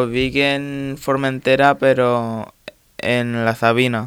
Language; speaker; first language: Catalan; non-native, local second language; Spanish